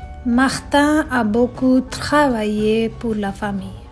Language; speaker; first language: French; non-native, fluent; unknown